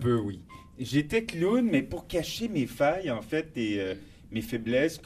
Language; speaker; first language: French; native; French